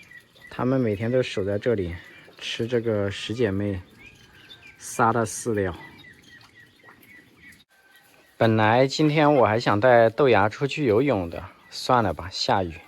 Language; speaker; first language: Chinese; native; Chinese